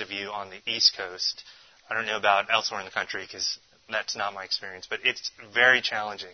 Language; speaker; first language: English; native; English